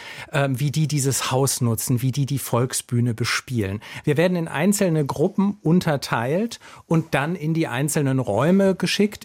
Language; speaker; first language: German; native; German